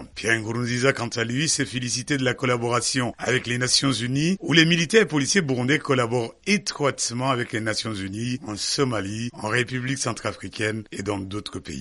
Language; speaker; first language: French; non-native, local second language; Rundi